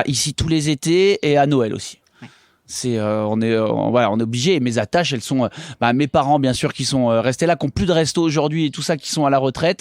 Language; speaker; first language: French; native; French